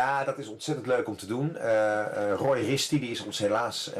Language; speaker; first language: Dutch; native; Dutch